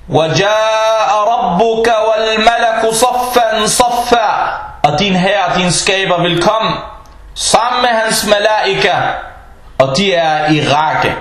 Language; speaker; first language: Danish; non-native, fluent; Arabic